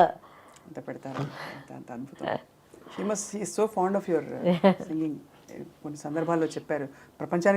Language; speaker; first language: Telugu; native; Telugu